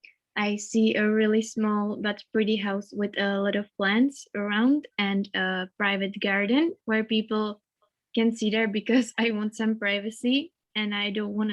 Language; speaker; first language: English; non-native, learner; Czech